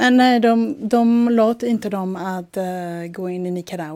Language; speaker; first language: Swedish; non-native, fluent; Spanish